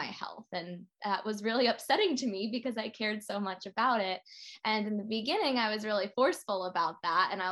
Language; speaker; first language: English; native; English